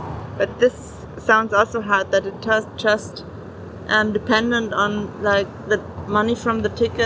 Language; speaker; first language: English; non-native, fluent; German